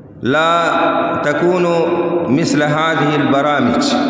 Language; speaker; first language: Arabic; non-native, fluent; Urdu